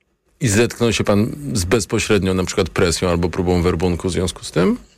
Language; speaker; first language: Polish; native; Polish